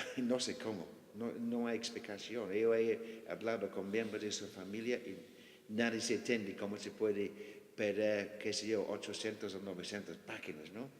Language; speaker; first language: Spanish; non-native, fluent; English